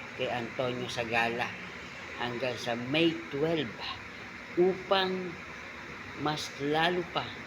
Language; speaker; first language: Filipino; native; Filipino